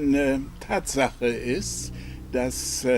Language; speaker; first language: German; non-native, fluent; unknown